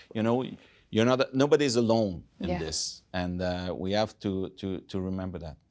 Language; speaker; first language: English; non-native, fluent; French